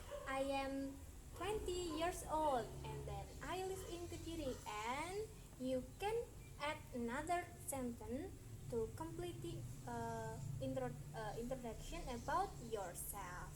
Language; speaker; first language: English; non-native, learner; Indonesian